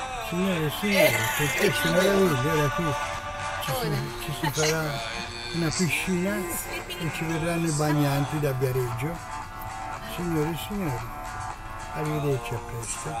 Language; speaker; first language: Italian; native; Italian